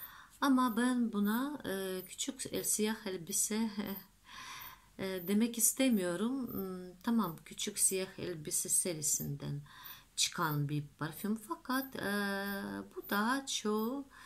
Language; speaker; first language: Turkish; non-native, fluent; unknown